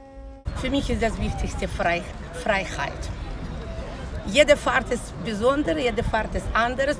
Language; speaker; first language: German; non-native, learner; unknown